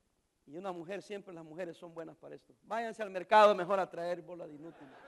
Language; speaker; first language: Spanish; native; Spanish